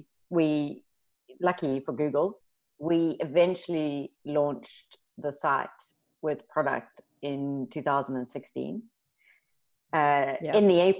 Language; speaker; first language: English; native; English